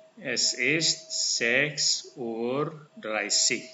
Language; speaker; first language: German; non-native, learner; Indonesian